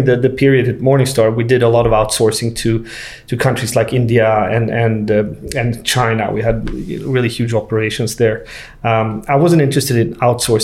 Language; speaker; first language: English; non-native, fluent; Swedish